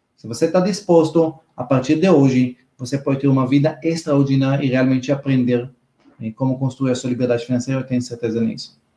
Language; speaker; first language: Portuguese; non-native, fluent; Hebrew